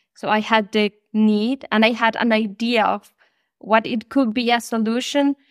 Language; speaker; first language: English; non-native, fluent; Spanish